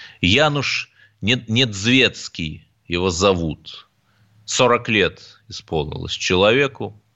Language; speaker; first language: Russian; native; Russian